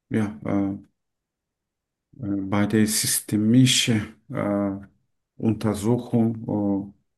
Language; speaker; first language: German; non-native, learner; Turkish